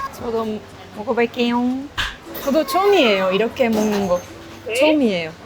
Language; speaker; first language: Korean; non-native, learner; Dutch